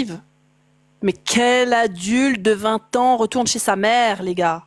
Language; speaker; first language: French; native; French